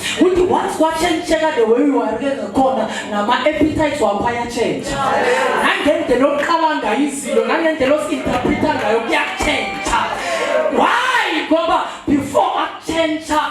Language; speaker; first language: Zulu; non-native, local second language; Swati